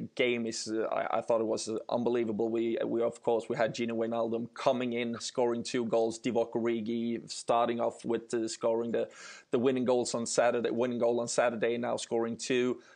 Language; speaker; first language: English; non-native, fluent; Swedish